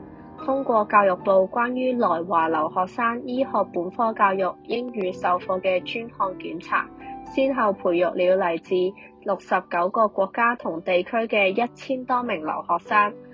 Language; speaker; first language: Chinese; non-native, local second language; Cantonese